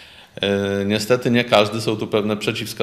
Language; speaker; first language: Polish; native; Polish